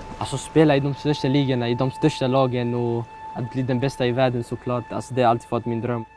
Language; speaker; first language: Swedish; early bilingual, other home language; Arabic